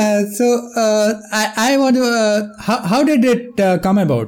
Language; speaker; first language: English; non-native, local second language; Kannada